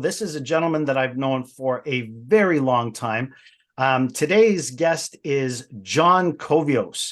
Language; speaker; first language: English; native; English